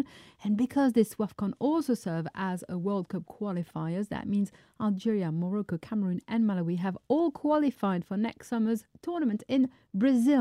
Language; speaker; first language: English; non-native, fluent; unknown